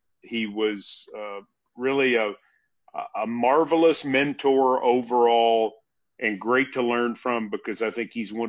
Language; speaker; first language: English; native; English